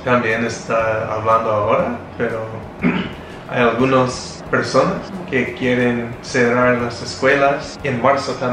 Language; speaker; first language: Spanish; non-native, fluent; English